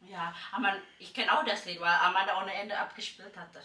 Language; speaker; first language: German; non-native, fluent; Indonesian